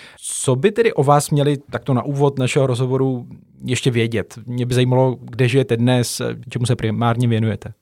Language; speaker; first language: Czech; native; Czech